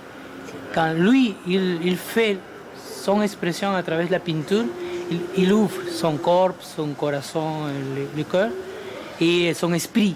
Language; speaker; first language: French; non-native, fluent; Spanish